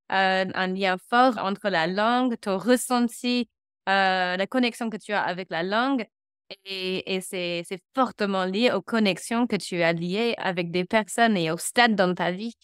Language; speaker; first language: French; non-native, fluent; English